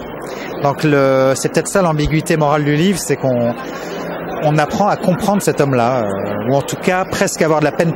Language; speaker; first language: French; native; French